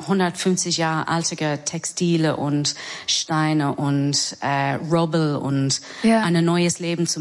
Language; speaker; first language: German; non-native, learner; English